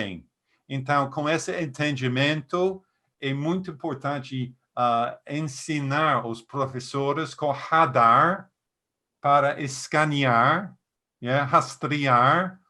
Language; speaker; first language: Portuguese; non-native, fluent; English